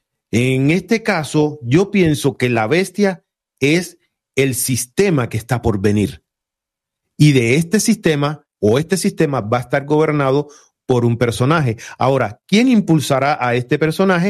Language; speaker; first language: Spanish; native; Spanish